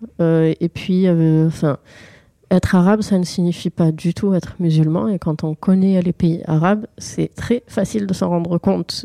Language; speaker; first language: French; early bilingual, other home language; Arabic